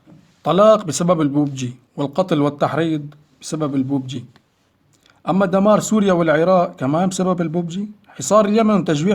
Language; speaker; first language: Arabic; native; Arabic